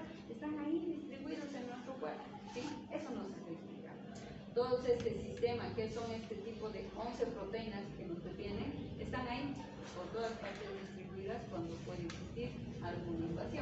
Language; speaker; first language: Spanish; native; Spanish